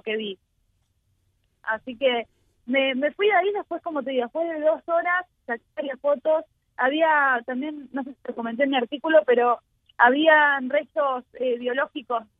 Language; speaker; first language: Spanish; native; Spanish